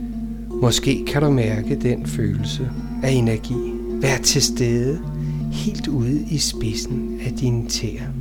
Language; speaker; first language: Danish; native; Danish